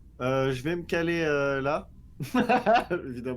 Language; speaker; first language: French; native; French